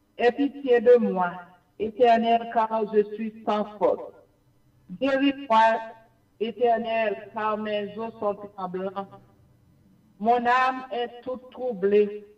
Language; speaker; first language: French; non-native, local second language; Haitian Creole